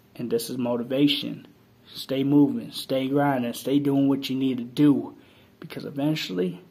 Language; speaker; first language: English; native; English